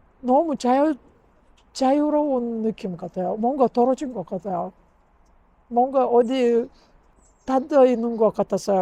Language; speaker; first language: Korean; non-native, learner; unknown